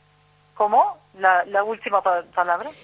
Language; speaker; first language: Spanish; non-native, learner; Turkish